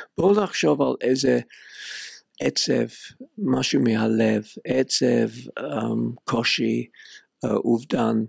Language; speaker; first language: Hebrew; non-native, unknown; English